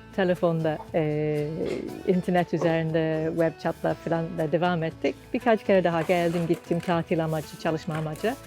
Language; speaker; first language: Turkish; non-native, fluent; English